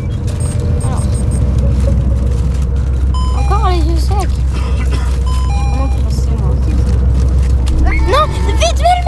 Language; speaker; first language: French; native; French